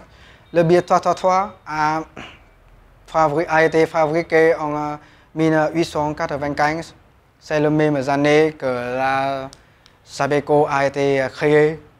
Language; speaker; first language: French; non-native, learner; Vietnamese